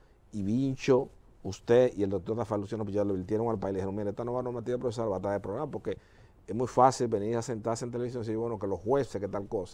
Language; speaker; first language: Spanish; native; Spanish